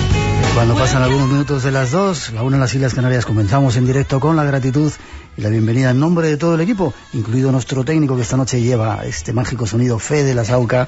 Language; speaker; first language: Spanish; native; Spanish